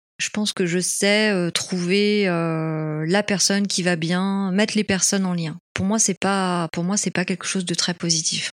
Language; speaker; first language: French; native; French